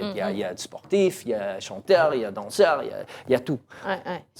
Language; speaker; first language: French; non-native, learner; English